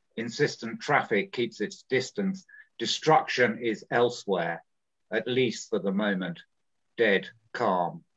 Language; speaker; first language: English; native; English